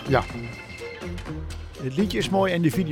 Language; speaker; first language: Dutch; native; Dutch